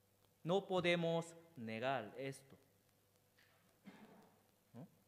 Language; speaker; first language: Spanish; non-native, learner; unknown